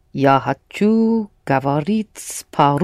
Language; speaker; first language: Russian; non-native, learner; English